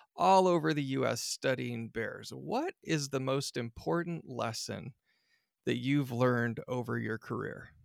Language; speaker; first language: English; native; English